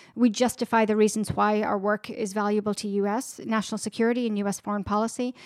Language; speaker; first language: English; native; English